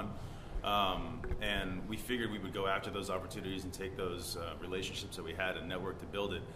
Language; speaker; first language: English; native; English